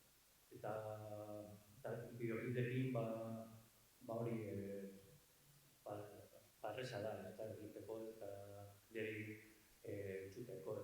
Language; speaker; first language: Basque; non-native, local second language; Spanish